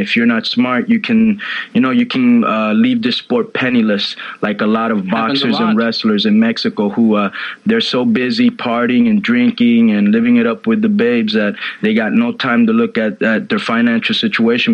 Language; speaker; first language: English; native; English